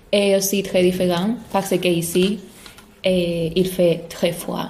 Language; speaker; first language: French; non-native, learner; Spanish